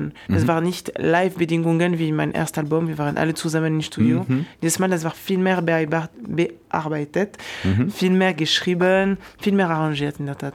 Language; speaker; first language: German; non-native, fluent; French